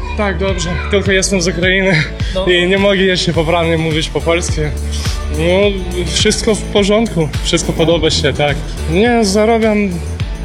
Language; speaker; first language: Polish; non-native, learner; Ukrainian